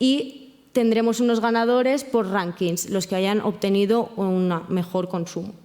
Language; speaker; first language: Spanish; native; Spanish